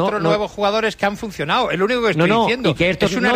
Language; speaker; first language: Spanish; native; Spanish